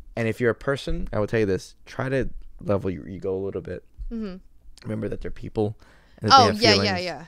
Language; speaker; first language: English; native; English